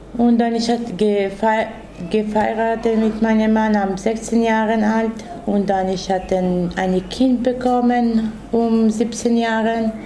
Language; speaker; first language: German; non-native, learner; Romany